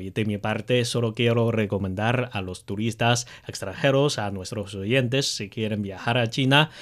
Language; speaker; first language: Spanish; non-native, fluent; Chinese